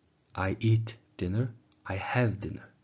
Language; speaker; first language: English; non-native, fluent; Mongolian